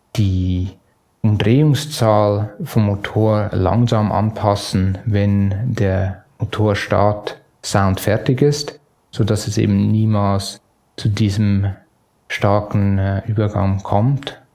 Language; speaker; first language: German; native; German